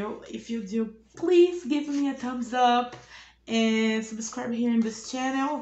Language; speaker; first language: English; non-native, learner; Portuguese